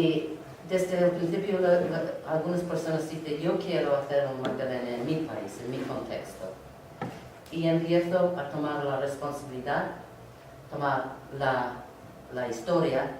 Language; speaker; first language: Spanish; non-native, learner; English